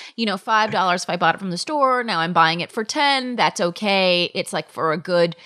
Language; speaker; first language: English; native; English